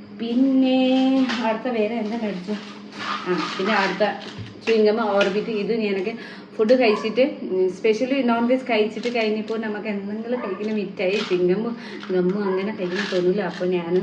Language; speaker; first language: Malayalam; non-native, learner; Nepali